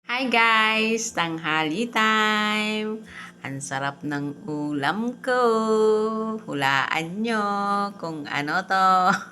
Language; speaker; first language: Filipino; non-native, local second language; Bikol